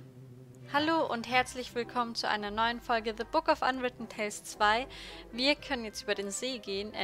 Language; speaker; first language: German; native; German